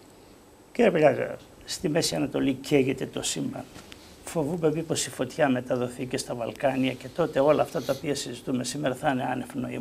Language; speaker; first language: Greek; native; Greek